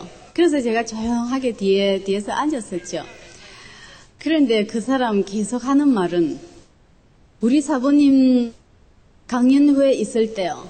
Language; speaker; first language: Korean; non-native, local second language; Chinese